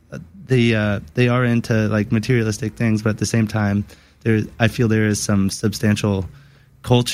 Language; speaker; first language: English; native; English